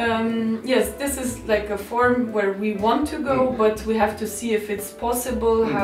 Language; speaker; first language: English; non-native, learner; Slovenian